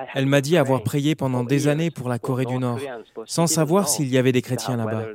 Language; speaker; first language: French; non-native, fluent; Korean